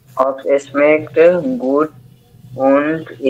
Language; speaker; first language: German; non-native, learner; Bangla